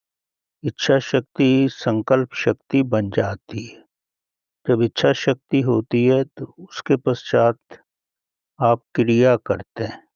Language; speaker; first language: Hindi; native; Hindi